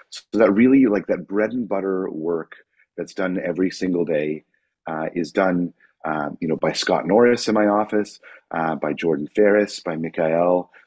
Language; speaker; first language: English; native; English